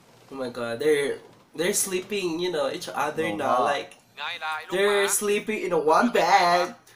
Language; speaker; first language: English; non-native, local second language; Filipino